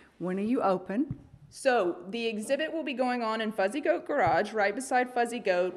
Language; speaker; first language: English; native; English